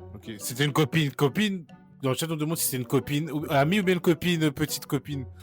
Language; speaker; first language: French; native; French